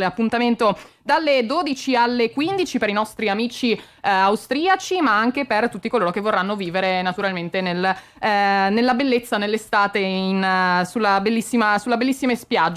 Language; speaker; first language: Italian; native; Italian